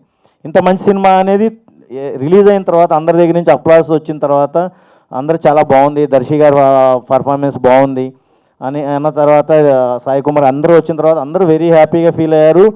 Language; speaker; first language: Telugu; native; Telugu